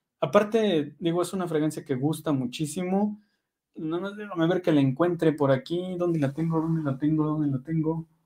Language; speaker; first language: Spanish; native; Spanish